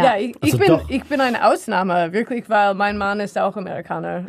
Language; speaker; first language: German; non-native, learner; English